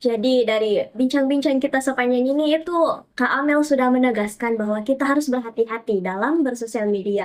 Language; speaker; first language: Indonesian; native; Indonesian